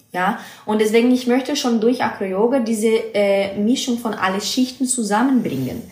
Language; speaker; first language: German; non-native, fluent; Portuguese